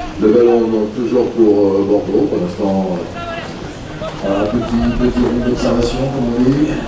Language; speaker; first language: French; native; French